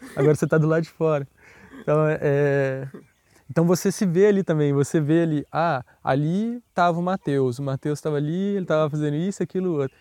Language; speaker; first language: Portuguese; native; Portuguese